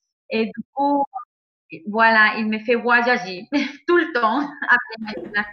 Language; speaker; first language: French; non-native, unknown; Spanish